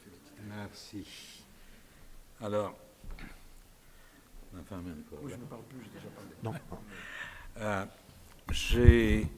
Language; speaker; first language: French; non-native, fluent; Romanian